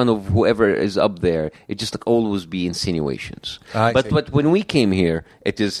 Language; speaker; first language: English; non-native, fluent; Arabic